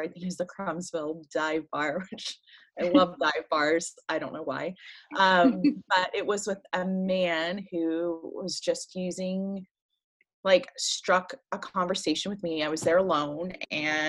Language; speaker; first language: English; early bilingual, other home language; French